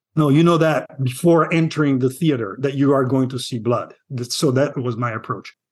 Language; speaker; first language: English; non-native, fluent; Italian